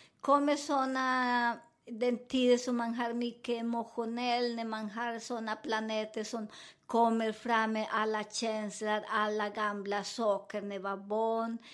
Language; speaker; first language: Swedish; non-native, fluent; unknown